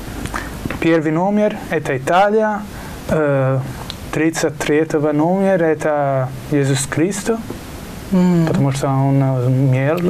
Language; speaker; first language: Russian; non-native, learner; Italian